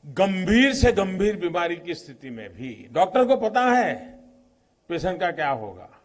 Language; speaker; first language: Hindi; non-native, local second language; Gujarati